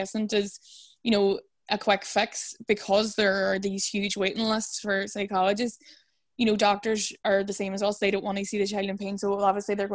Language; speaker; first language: English; native; English